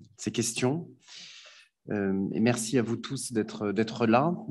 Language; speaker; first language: French; native; French